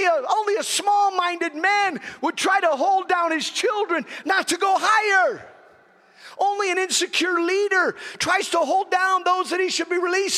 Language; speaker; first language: English; native; English